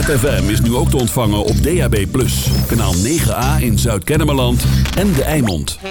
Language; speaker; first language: Dutch; native; Dutch